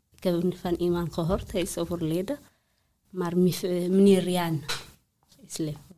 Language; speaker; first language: Dutch; non-native, learner; Tigrinya